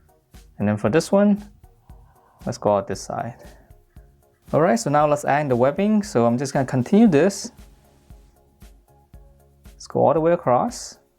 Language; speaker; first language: English; native; English